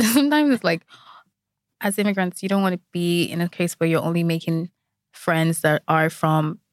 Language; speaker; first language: English; non-native, local second language; Igbo